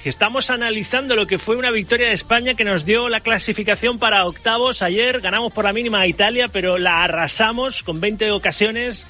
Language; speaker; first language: Spanish; native; Spanish